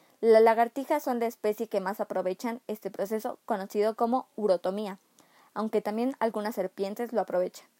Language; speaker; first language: Spanish; native; Spanish